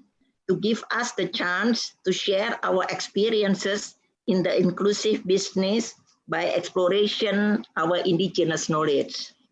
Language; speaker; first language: English; non-native, fluent; Indonesian